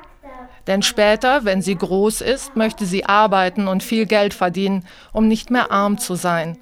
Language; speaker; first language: German; native; German